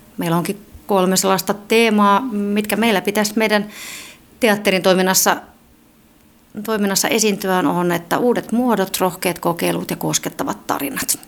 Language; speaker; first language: Finnish; native; Finnish